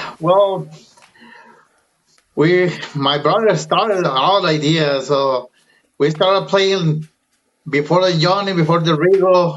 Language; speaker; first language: English; early bilingual, other home language; Spanish